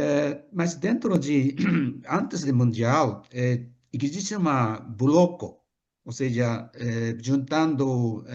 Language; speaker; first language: Portuguese; non-native, fluent; Japanese